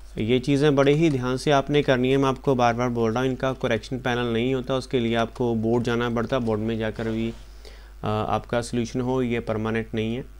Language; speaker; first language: Hindi; non-native, local second language; Punjabi